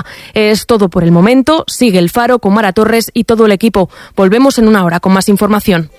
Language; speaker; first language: Spanish; native; Spanish